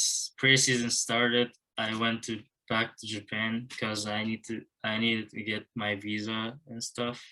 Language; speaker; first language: English; non-native, learner; Japanese